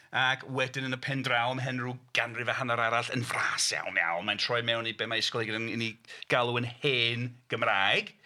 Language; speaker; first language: Welsh; non-native, fluent; English